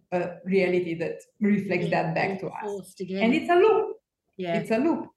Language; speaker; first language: English; non-native, fluent; Romanian